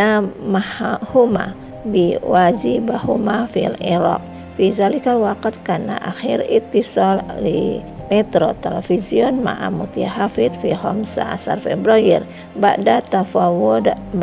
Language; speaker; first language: Arabic; non-native, fluent; Indonesian